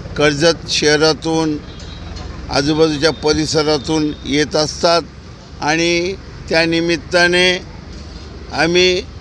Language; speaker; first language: Marathi; native; Marathi